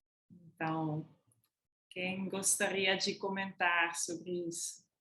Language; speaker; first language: Portuguese; non-native, fluent; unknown